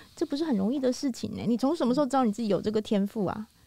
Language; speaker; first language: Chinese; native; Chinese